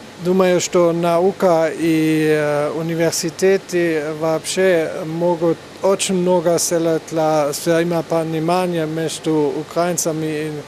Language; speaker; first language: Russian; non-native, learner; German